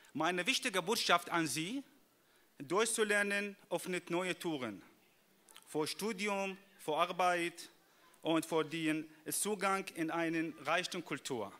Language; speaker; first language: German; non-native, fluent; Arabic